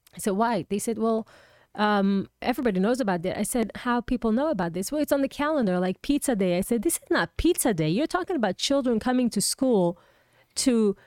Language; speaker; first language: English; non-native, fluent; Hebrew